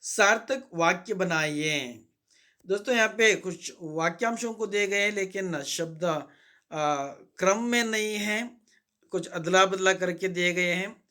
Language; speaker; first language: Hindi; non-native, local second language; Kannada